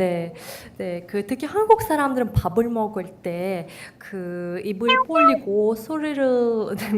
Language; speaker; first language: Korean; non-native, fluent; Turkish